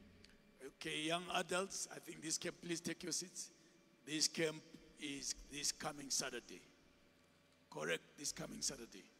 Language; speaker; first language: English; non-native, local second language; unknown